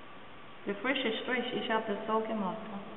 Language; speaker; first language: German; non-native, learner; English